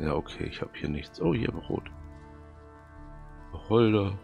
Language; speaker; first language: German; native; German